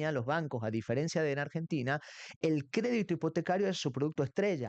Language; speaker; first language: Spanish; native; Spanish